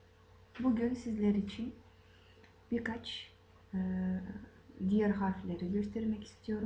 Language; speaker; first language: Turkish; non-native, fluent; Kazakh